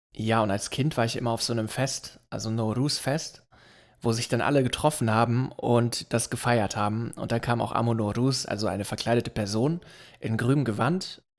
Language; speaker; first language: German; native; German